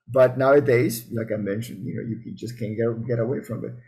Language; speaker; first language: English; early bilingual, other home language; Spanish